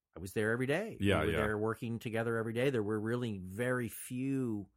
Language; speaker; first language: English; native; English